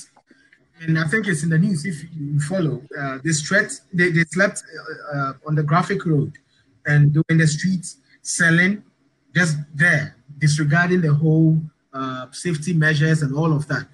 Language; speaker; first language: English; non-native, local second language; Ga